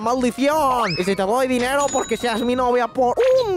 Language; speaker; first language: Spanish; native; Spanish